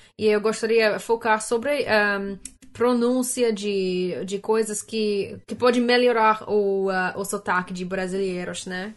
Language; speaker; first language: Portuguese; non-native, learner; English